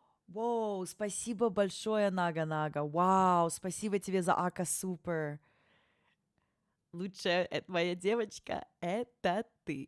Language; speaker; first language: Russian; early bilingual, heritage; Russian